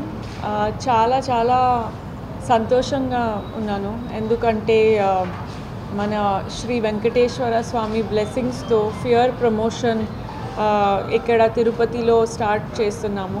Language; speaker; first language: Telugu; non-native, fluent; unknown